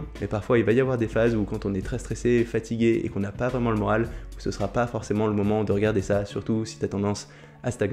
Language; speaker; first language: French; native; French